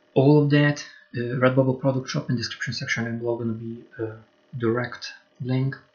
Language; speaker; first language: English; non-native, fluent; Lithuanian